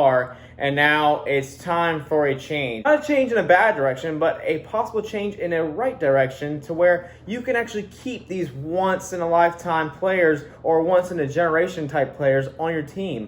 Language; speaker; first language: English; native; English